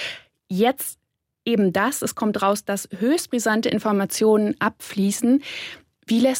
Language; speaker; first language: German; native; German